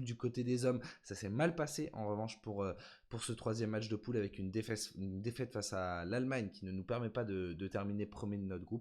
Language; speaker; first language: French; native; French